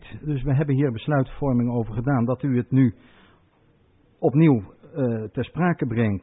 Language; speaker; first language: Dutch; native; Dutch